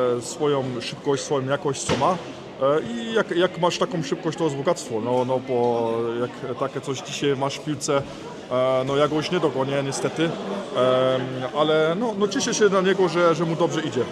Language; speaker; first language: Polish; early bilingual, heritage; Polish